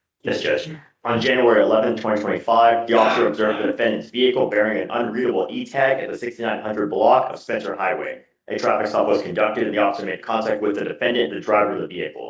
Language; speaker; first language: English; native; English